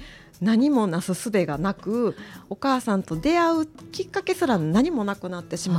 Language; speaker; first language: Japanese; native; Japanese